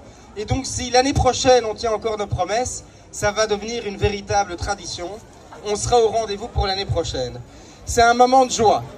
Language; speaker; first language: French; native; French